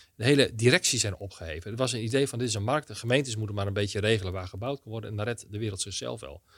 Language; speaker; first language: Dutch; native; Dutch